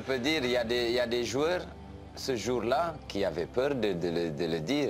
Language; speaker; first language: French; non-native, local second language; Wolof